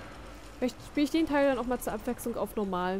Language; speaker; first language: German; native; German